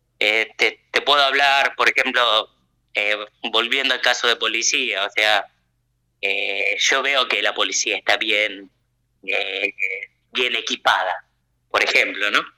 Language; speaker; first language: Spanish; early bilingual, other home language; Japanese